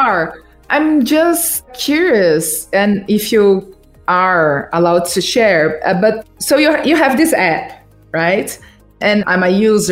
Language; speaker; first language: English; non-native, fluent; Portuguese